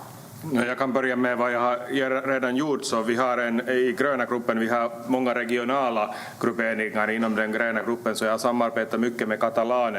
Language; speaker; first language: Swedish; native; Swedish